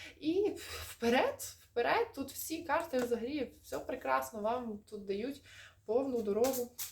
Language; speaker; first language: Ukrainian; non-native, local second language; Russian